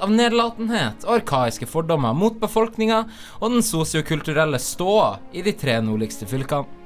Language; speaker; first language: Norwegian; native; Norwegian